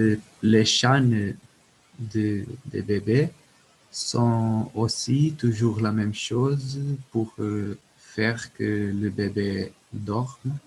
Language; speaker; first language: French; non-native, learner; Portuguese